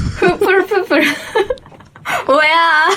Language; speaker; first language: Korean; non-native, fluent; Japanese